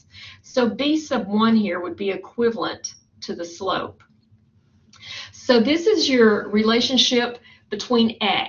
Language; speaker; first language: English; native; English